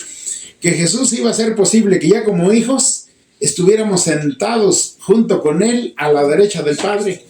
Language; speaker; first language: Spanish; native; Spanish